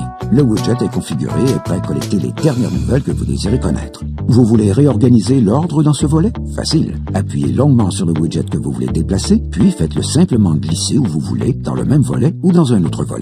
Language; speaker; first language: French; native; French